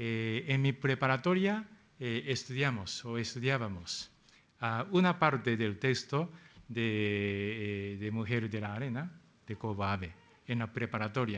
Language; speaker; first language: Spanish; non-native, fluent; Japanese